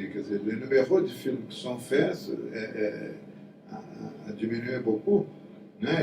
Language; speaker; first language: French; non-native, fluent; Portuguese